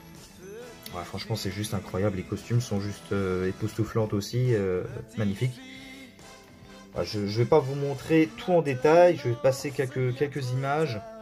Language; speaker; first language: French; native; French